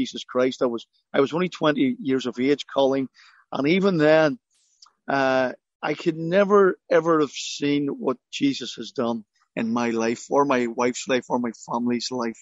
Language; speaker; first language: English; native; English